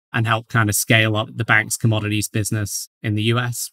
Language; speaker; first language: English; native; English